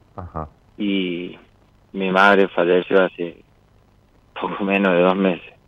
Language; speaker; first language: Spanish; native; Spanish